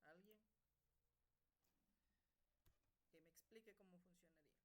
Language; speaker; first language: Spanish; native; Spanish